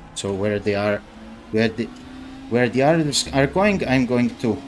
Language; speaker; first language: English; non-native, learner; Italian